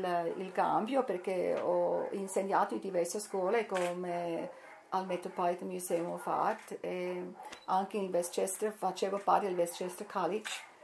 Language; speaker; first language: Italian; non-native, fluent; English